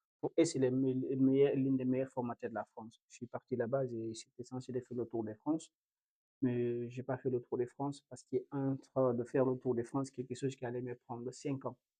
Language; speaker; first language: French; non-native, local second language; Fula